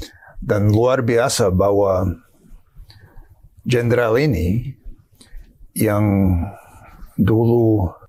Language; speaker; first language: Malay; non-native, fluent; English